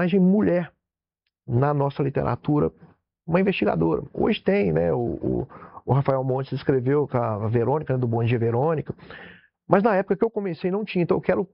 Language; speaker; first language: Portuguese; native; Portuguese